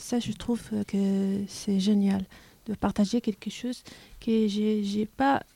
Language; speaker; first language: French; non-native, learner; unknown